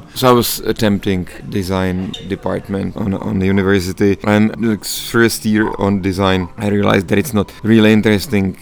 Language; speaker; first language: English; non-native, fluent; Czech